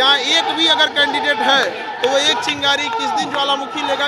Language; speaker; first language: Hindi; non-native, local second language; Bhojpuri